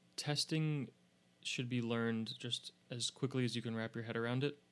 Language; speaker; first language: English; native; English